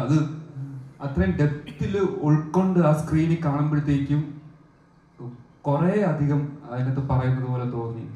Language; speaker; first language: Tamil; non-native, learner; Malayalam